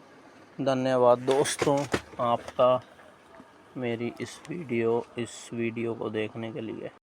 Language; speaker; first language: Hindi; native; Hindi